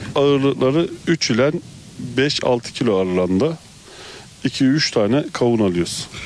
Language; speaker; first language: Turkish; native; Turkish